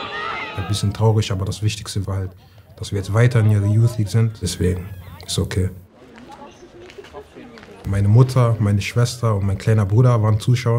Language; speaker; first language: German; native; German